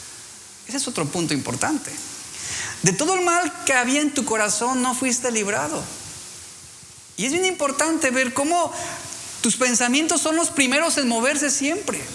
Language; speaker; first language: Spanish; native; Spanish